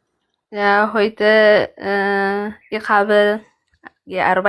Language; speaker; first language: German; non-native, learner; Amharic